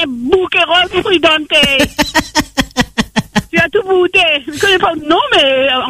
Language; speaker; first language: French; non-native, local second language; Réunion Creole French